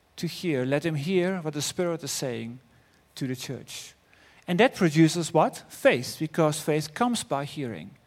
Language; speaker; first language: English; non-native, fluent; Dutch